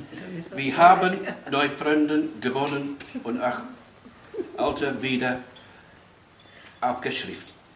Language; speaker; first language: German; non-native, learner; English